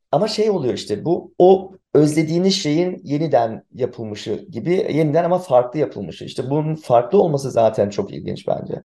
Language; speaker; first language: Turkish; early bilingual, heritage; Turkish